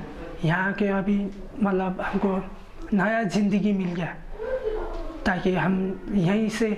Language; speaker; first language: Hindi; non-native, local second language; Khasi